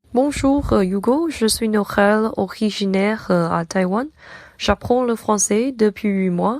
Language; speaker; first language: French; non-native, learner; Chinese